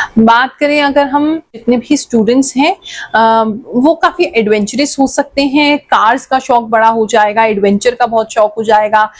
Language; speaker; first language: Hindi; native; Hindi